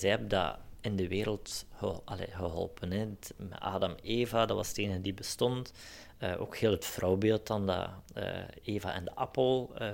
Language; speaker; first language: Dutch; native; Dutch